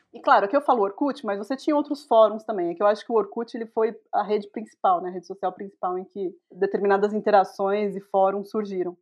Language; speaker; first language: Portuguese; native; Portuguese